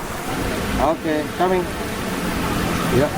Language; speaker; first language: English; non-native, learner; Indonesian